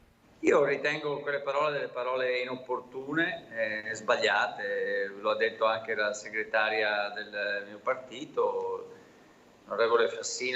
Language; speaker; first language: Italian; native; Italian